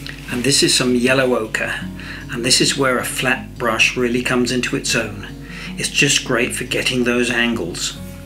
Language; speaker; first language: English; native; English